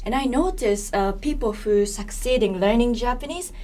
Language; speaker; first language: English; non-native, fluent; Japanese